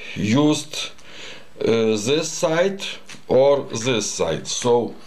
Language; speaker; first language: English; non-native, learner; Ukrainian